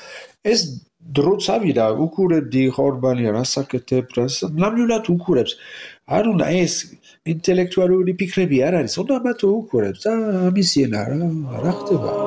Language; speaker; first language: Georgian; non-native, learner; French